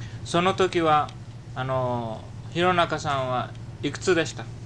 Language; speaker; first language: Japanese; early bilingual, heritage; Japanese